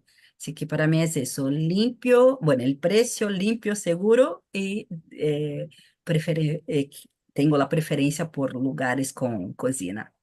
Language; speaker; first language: Spanish; non-native, fluent; Portuguese